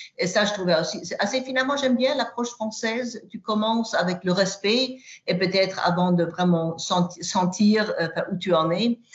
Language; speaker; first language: French; non-native, fluent; Swedish